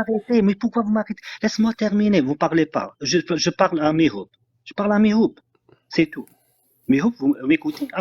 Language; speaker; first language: French; non-native, local second language; Arabic